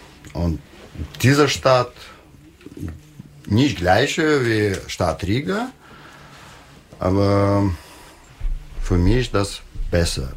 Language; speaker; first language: German; non-native, learner; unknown